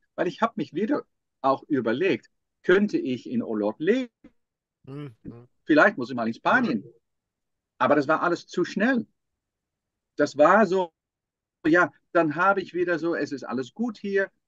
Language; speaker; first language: German; non-native, fluent; Dutch